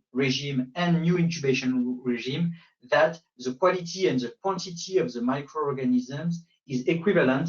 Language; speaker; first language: English; non-native, fluent; French